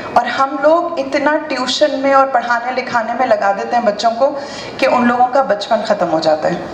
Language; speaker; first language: Hindi; native; Hindi